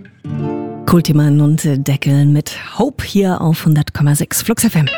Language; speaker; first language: German; native; German